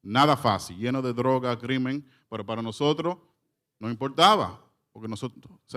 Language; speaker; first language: Spanish; early bilingual, heritage; Spanish